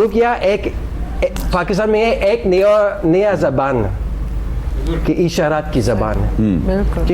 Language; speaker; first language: Hindi; non-native, learner; English